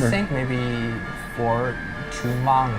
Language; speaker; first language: English; non-native, learner; Chinese